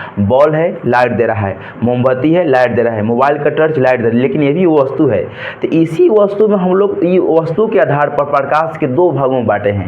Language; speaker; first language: Hindi; native; Hindi